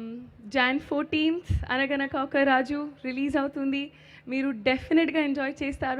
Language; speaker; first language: Telugu; non-native, learner; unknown